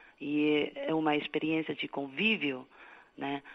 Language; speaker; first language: Portuguese; non-native, fluent; Chinese